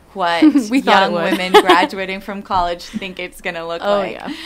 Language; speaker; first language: English; native; English